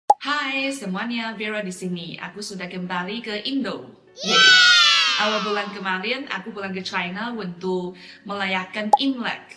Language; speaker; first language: Indonesian; non-native, fluent; Chinese